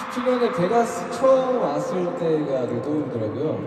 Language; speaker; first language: Korean; native; Korean